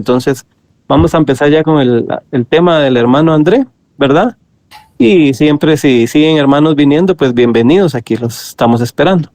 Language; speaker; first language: Spanish; native; Spanish